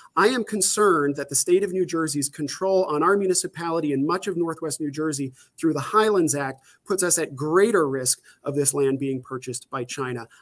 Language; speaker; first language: English; native; English